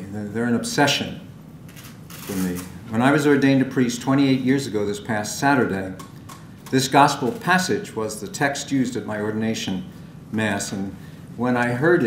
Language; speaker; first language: English; native; English